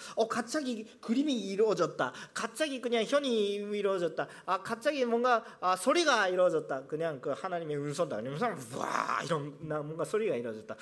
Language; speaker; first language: Korean; non-native, fluent; Japanese